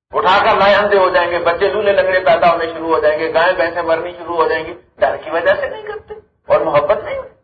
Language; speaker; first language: Urdu; non-native, local second language; Punjabi